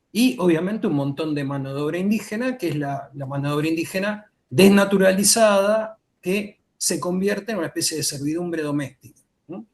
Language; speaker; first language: Spanish; native; Spanish